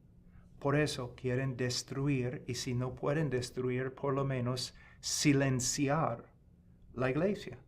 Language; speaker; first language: Spanish; non-native, fluent; English